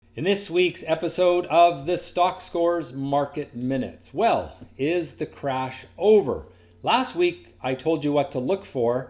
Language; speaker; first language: English; native; English